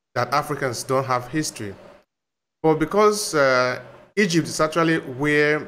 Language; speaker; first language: English; non-native, local second language; Bini